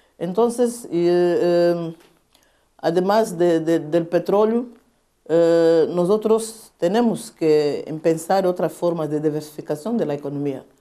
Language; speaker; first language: Spanish; non-native, fluent; Portuguese